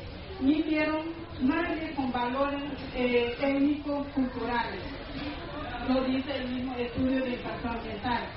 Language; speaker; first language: Spanish; non-native, local second language; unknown